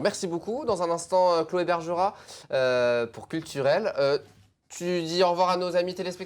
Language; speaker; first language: French; native; French